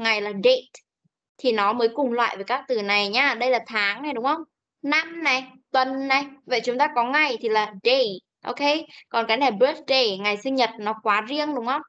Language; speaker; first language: Vietnamese; native; Vietnamese